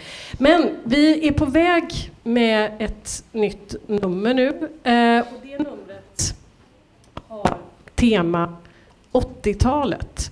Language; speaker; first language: Swedish; native; Swedish